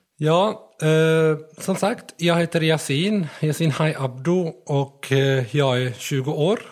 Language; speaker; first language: Swedish; non-native, fluent; Arabic